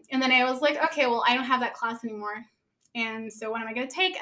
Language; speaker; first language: English; early bilingual, other home language; Spanish